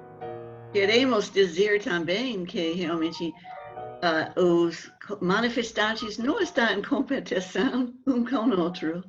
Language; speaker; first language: Portuguese; non-native, fluent; English